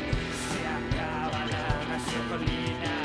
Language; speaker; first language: Spanish; native; Spanish